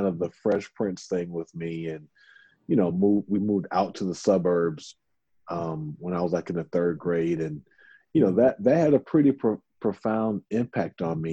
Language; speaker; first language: English; native; English